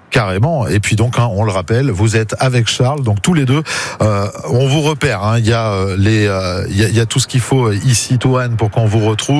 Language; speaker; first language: French; native; French